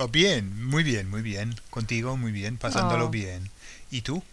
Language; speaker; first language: Spanish; non-native, fluent; English